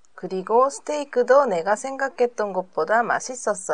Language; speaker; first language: Korean; non-native, learner; Japanese